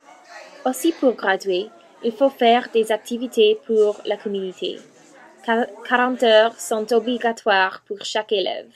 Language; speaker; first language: French; non-native, learner; English